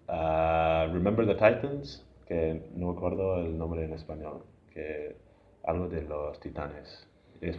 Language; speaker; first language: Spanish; non-native, fluent; English